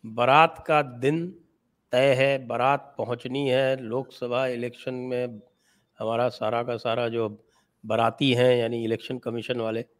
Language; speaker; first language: Hindi; native; Hindi